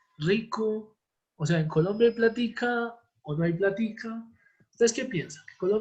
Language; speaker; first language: Spanish; native; Spanish